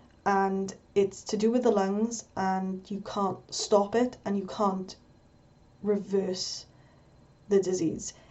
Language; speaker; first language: English; native; English